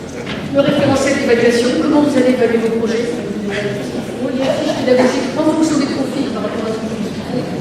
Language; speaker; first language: French; native; French